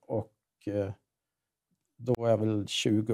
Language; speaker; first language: Swedish; native; Swedish